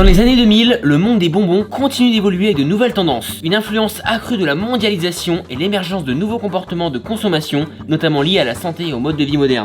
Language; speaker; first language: French; native; French